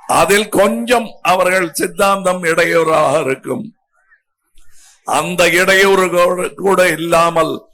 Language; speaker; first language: Tamil; native; Tamil